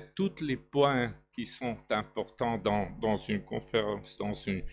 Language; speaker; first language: French; non-native, learner; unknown